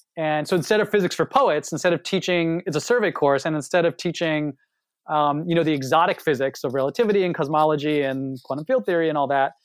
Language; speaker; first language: English; native; English